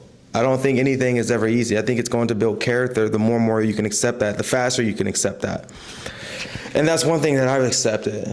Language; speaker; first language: English; native; English